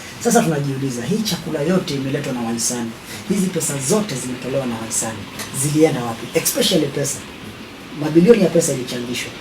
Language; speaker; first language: Swahili; native; Swahili